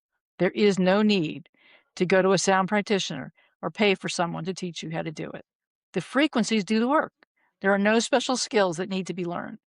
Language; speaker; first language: English; native; English